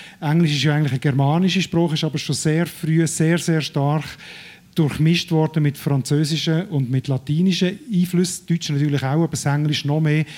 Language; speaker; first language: German; native; German